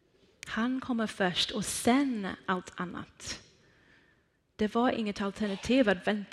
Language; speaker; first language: Swedish; non-native, fluent; Persian